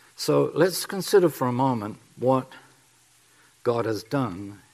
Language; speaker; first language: English; native; English